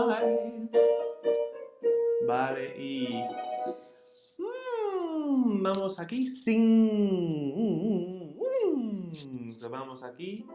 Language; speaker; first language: Spanish; non-native, fluent; English